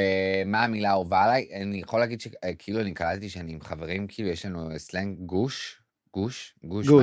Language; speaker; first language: Hebrew; native; Hebrew